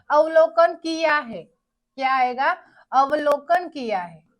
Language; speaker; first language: Hindi; non-native, local second language; Marathi